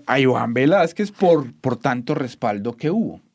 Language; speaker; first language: Spanish; native; Spanish